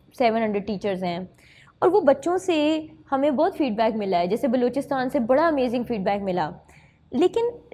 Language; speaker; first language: Urdu; native; Urdu